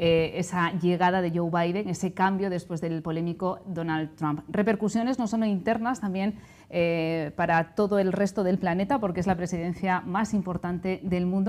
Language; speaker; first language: Spanish; native; Spanish